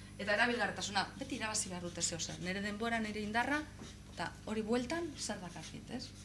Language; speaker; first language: Basque; native; Basque